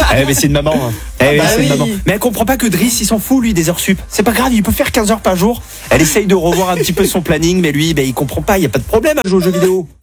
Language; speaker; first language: French; native; French